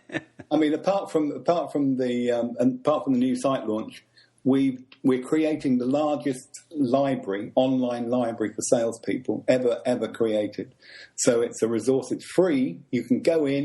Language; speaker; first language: English; native; English